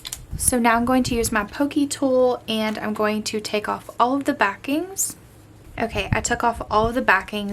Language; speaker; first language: English; native; English